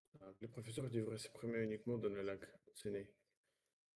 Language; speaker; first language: French; non-native, learner; Russian